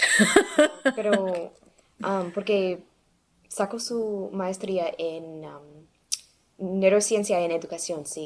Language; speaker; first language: Spanish; non-native, learner; English